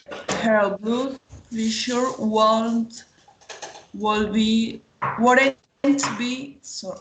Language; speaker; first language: English; non-native, learner; Spanish